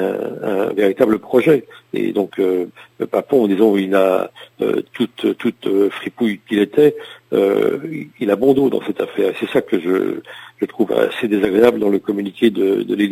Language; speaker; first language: French; native; French